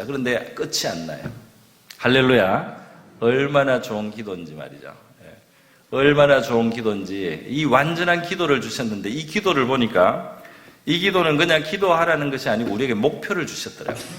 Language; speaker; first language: Korean; native; Korean